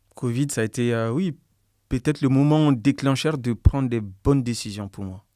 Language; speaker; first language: French; non-native, local second language; Bambara